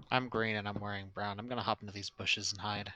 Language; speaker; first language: English; native; English